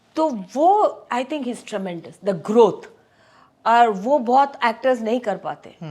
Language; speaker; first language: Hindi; non-native, local second language; Tamil